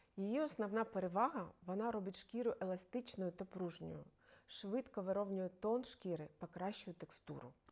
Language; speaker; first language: Ukrainian; non-native, local second language; Russian